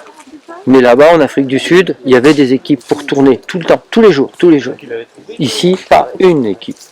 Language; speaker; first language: French; native; French